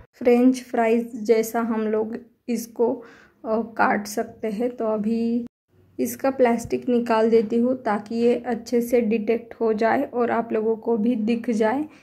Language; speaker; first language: Hindi; non-native, local second language; Marathi